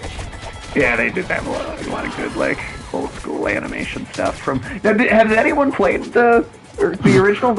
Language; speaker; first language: English; native; English